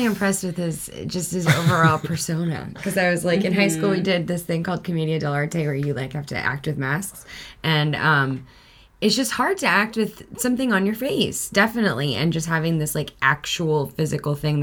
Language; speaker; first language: English; early bilingual, other home language; Spanish